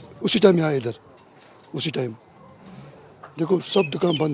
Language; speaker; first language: Hindi; non-native, local second language; Kashmiri